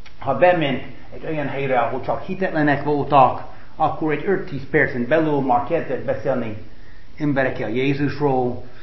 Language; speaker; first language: Hungarian; non-native, fluent; English